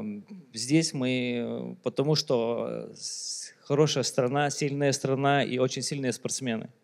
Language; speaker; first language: Russian; non-native, local second language; Lithuanian